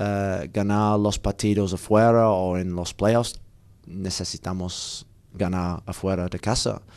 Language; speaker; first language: Spanish; non-native, learner; English